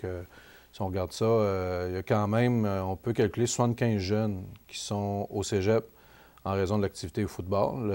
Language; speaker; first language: French; native; French